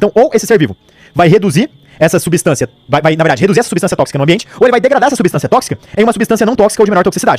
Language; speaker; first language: Portuguese; native; Portuguese